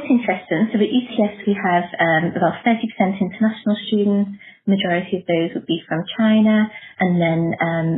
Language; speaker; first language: English; native; English